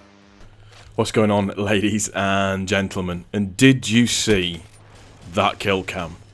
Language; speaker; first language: English; native; English